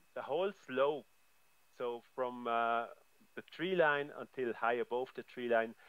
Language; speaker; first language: English; non-native, fluent; German